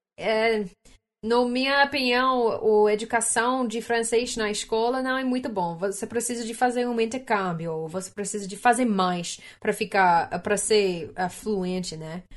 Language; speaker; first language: Portuguese; non-native, learner; English